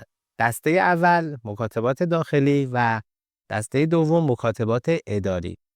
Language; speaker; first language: Persian; native; Persian